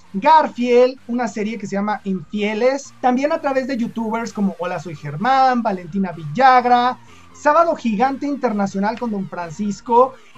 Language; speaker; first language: Spanish; native; Spanish